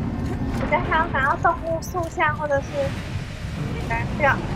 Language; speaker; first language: Chinese; native; Chinese